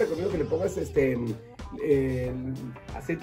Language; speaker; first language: Spanish; native; Spanish